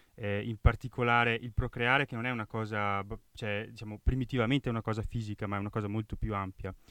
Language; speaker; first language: Italian; native; Italian